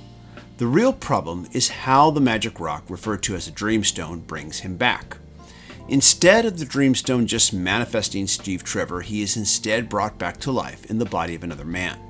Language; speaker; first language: English; native; English